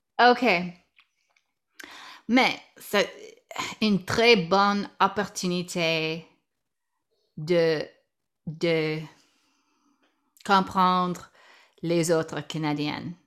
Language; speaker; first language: French; non-native, learner; English